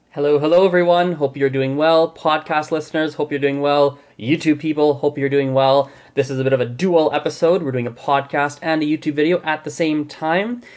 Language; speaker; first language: English; native; English